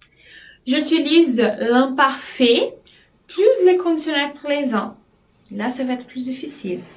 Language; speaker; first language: French; non-native, fluent; Portuguese